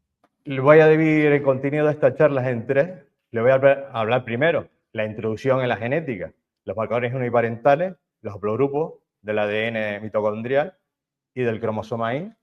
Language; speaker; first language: Spanish; native; Spanish